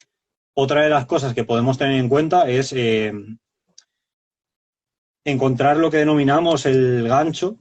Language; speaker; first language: Spanish; native; Spanish